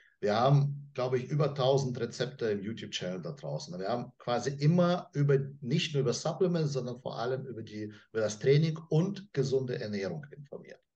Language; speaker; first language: German; non-native, fluent; Russian